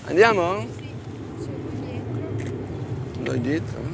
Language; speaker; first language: Italian; native; Italian